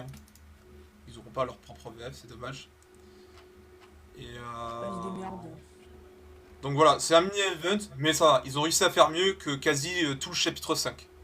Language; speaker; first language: French; native; French